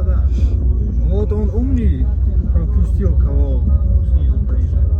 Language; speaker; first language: Russian; non-native, local second language; Tajik